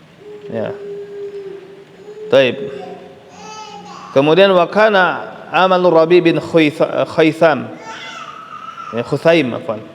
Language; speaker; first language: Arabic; non-native, fluent; Indonesian